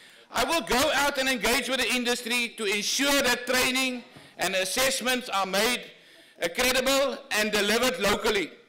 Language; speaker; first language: English; non-native, local second language; Afrikaans